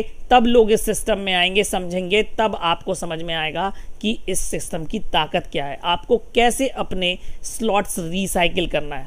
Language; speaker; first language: Hindi; native; Hindi